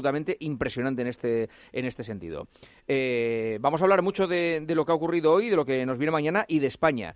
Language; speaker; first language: Spanish; native; Spanish